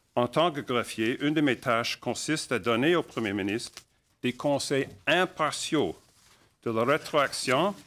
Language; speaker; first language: French; non-native, local second language; English